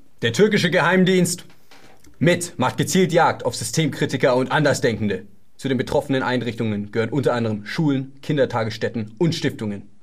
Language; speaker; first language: German; native; German